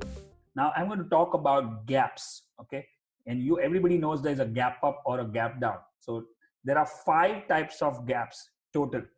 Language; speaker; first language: English; non-native, local second language; Hindi